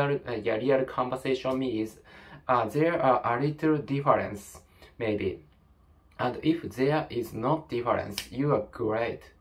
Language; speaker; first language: English; non-native, learner; Japanese